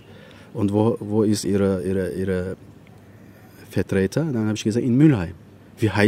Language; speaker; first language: German; non-native, learner; Turkish